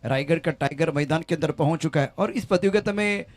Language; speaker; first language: Hindi; non-native, local second language; Marathi